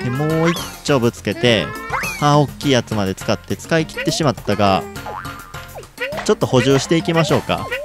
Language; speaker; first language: Japanese; native; Japanese